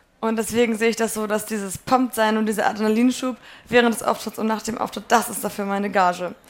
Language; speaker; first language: German; early bilingual, other home language; Polish